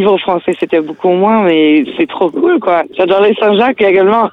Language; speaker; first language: French; non-native, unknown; English